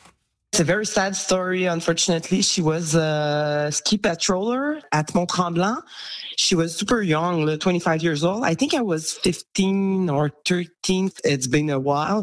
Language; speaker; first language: English; non-native, local second language; French